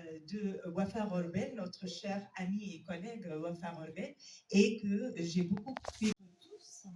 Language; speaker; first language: French; non-native, local second language; Arabic